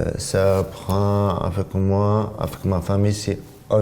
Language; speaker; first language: French; non-native, learner; Arabic